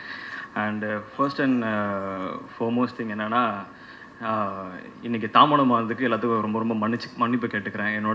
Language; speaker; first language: Tamil; native; Tamil